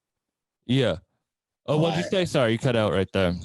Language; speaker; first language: English; native; English